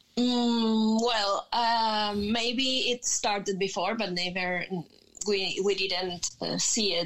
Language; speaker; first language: English; non-native, learner; Spanish